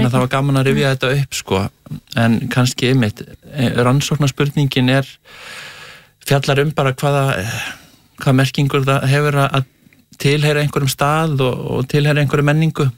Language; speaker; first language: Icelandic; native; Icelandic